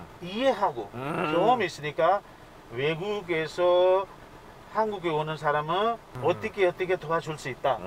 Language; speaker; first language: Korean; non-native, fluent; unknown